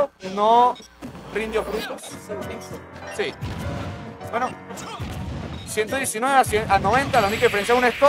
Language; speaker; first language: Spanish; native; Spanish